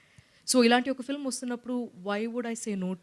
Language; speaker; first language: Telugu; non-native, local second language; Malayalam